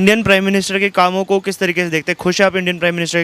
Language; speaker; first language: Hindi; native; Hindi